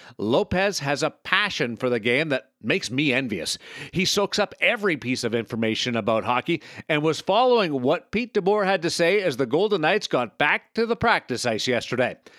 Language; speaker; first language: English; native; English